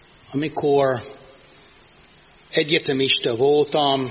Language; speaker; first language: Hungarian; non-native, fluent; English